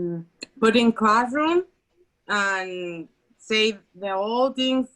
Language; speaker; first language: English; non-native, learner; Spanish